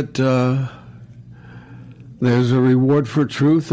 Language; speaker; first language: English; native; English